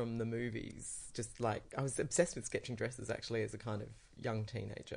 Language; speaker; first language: English; native; English